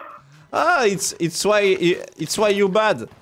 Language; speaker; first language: English; non-native, learner; French